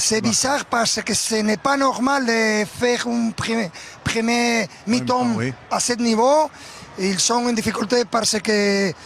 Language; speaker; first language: French; non-native, learner; Spanish